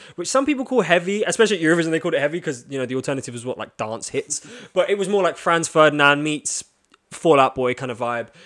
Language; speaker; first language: English; native; English